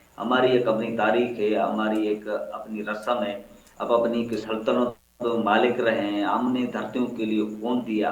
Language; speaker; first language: Urdu; non-native, local second language; Baluchi